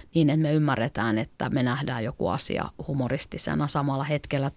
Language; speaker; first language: Finnish; native; Finnish